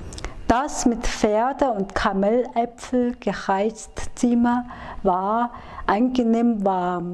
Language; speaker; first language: German; non-native, fluent; Chinese